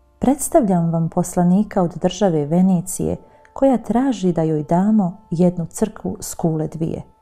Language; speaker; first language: Croatian; native; Croatian